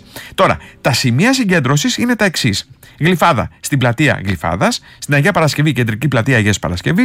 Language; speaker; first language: Greek; native; Greek